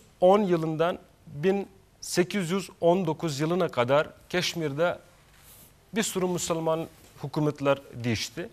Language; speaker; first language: Turkish; non-native, fluent; Kashmiri